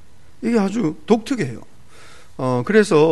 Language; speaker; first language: Korean; native; Korean